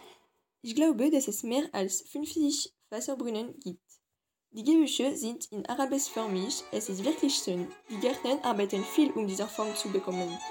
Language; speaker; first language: German; non-native, learner; French